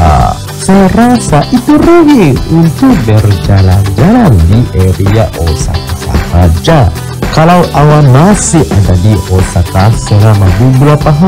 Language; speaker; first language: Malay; non-native, fluent; Japanese